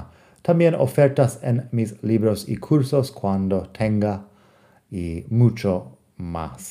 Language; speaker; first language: Spanish; non-native, fluent; English